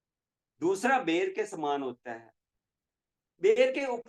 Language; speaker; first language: Hindi; native; Hindi